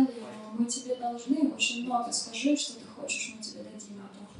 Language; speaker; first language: Russian; native; Russian